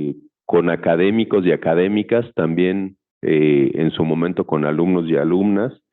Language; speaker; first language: Spanish; native; Spanish